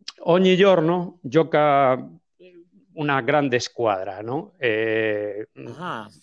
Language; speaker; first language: Italian; non-native, fluent; Spanish